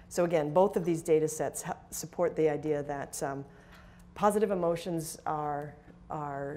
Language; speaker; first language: English; native; English